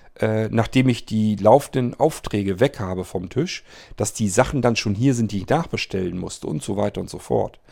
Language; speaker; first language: German; native; German